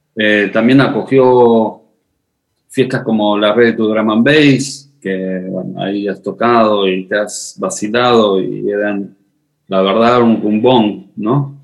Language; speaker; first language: Spanish; native; Spanish